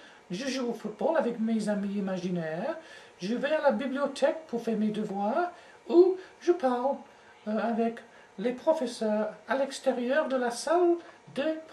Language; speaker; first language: French; non-native, learner; English